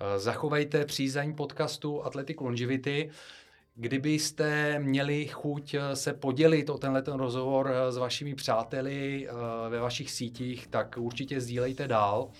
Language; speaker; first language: Czech; non-native, fluent; Bulgarian